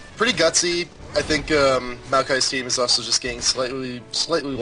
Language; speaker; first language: English; native; English